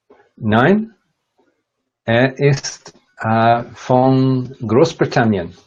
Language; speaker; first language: German; non-native, learner; English